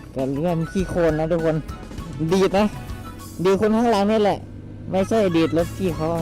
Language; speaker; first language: Thai; non-native, local second language; Northeastern Thai